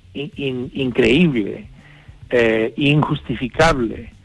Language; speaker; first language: Spanish; non-native, fluent; English